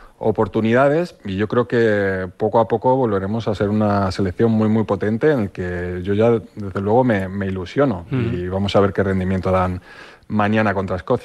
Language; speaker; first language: Spanish; native; Spanish